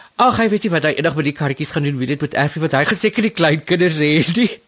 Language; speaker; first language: Afrikaans; native; Afrikaans